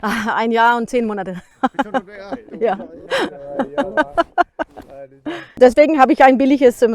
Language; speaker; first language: German; non-native, learner; Danish